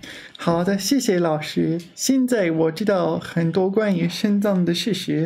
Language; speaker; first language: Chinese; non-native, learner; English